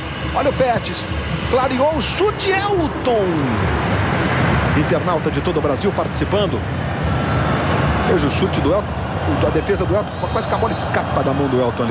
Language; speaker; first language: Portuguese; native; Portuguese